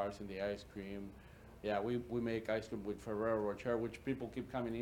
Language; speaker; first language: English; native; English